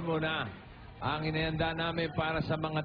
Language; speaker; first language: Filipino; native; Filipino